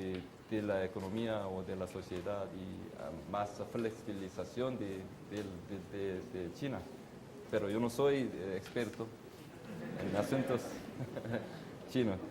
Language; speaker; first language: Spanish; non-native, fluent; Korean